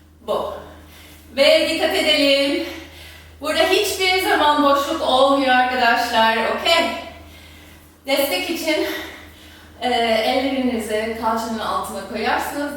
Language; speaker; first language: Turkish; non-native, fluent; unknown